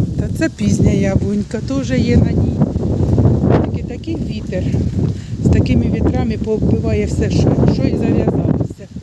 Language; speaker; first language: Ukrainian; native; Ukrainian